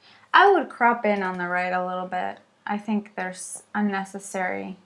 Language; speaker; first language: English; native; English